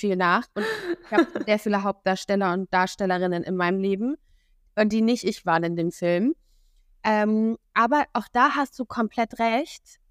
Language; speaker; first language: German; native; German